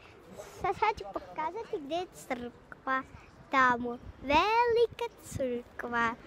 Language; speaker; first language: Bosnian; early bilingual, other home language; Russian